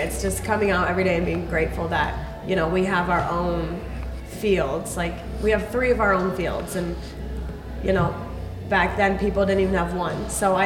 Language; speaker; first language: English; native; English